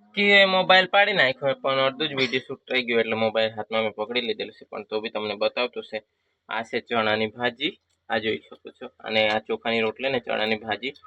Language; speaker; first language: Gujarati; non-native, local second language; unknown